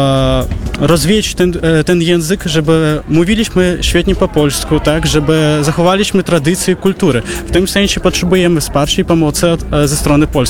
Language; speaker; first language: Polish; non-native, fluent; Russian